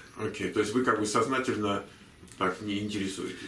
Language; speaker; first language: Russian; native; Russian